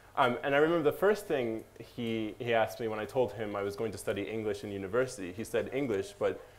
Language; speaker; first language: English; native; English